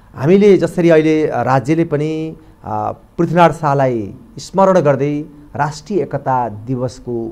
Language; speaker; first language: Nepali; native; Nepali